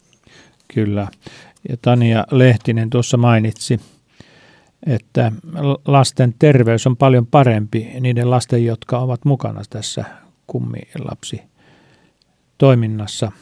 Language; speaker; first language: Finnish; native; Finnish